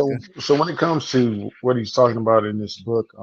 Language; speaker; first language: English; native; English